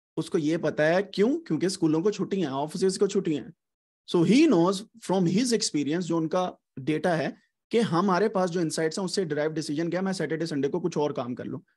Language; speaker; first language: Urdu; native; Urdu